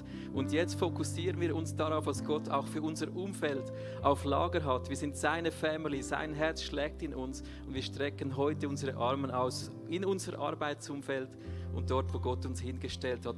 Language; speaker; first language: German; native; German